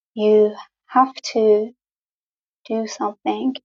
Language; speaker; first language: English; non-native, fluent; Persian